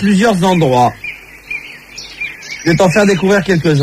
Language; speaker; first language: French; native; French